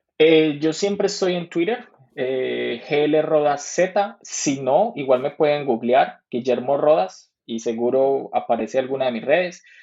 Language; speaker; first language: Spanish; native; Spanish